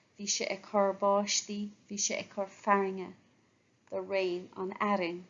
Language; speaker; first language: Irish; non-native, local second language; English